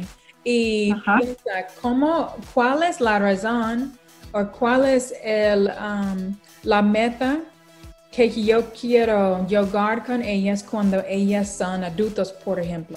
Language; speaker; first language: Spanish; non-native, learner; English